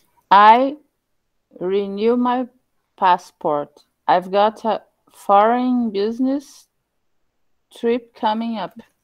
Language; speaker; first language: English; non-native, learner; Portuguese